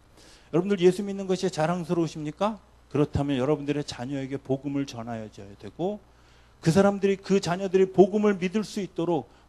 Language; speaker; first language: Korean; native; Korean